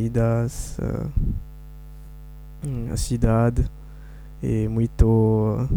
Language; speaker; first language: Portuguese; non-native, learner; Morisyen